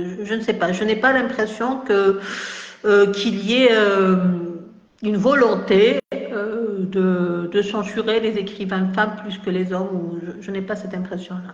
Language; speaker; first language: French; non-native, local second language; Kabyle